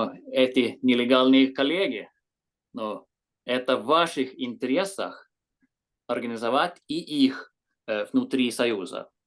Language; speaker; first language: Russian; non-native, fluent; Swedish